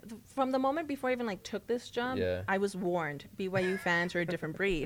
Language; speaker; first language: English; early bilingual, other home language; Spanish